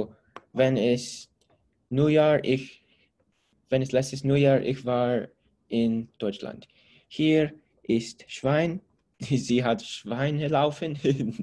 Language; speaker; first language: German; non-native, learner; English